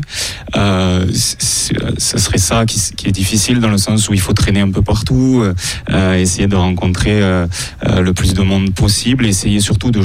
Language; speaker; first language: French; native; French